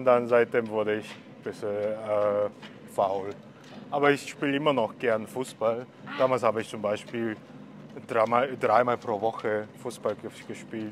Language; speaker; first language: German; non-native, fluent; Korean